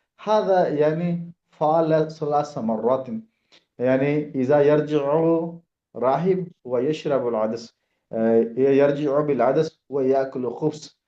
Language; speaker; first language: Arabic; non-native, learner; Urdu